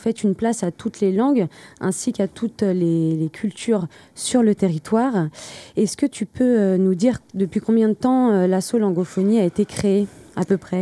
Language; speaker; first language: French; native; French